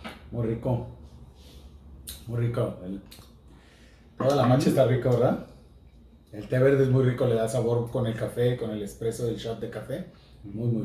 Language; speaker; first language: Spanish; native; Spanish